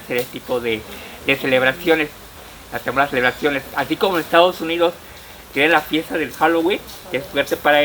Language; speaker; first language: Spanish; native; Spanish